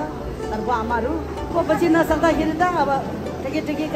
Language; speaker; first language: Nepali; non-native, local second language; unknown